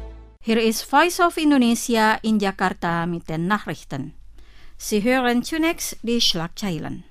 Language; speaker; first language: German; non-native, fluent; Indonesian